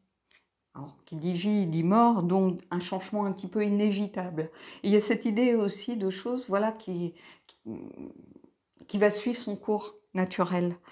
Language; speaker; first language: French; native; French